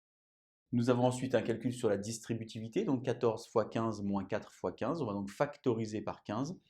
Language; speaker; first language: French; native; French